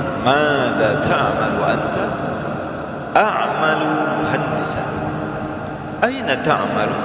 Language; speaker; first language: Arabic; non-native, fluent; Indonesian